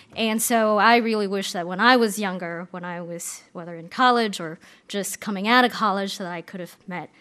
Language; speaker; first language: English; native; English